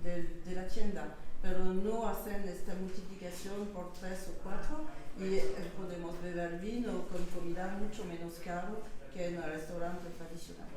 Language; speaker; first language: Spanish; non-native, learner; French